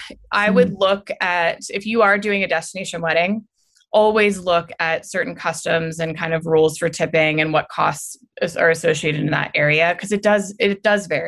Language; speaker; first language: English; native; English